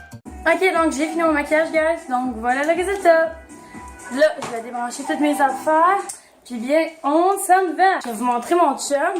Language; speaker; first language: French; native; French